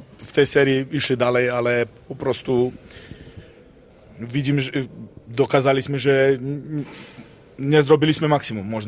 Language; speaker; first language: Polish; non-native, learner; Serbian